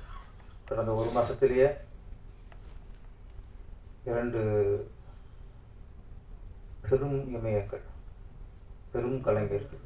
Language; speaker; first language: Tamil; native; Tamil